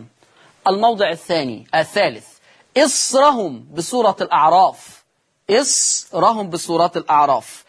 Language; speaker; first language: Arabic; native; Arabic